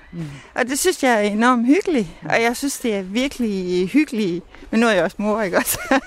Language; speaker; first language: Danish; native; Danish